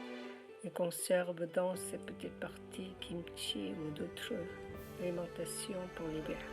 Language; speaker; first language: French; non-native, learner; Korean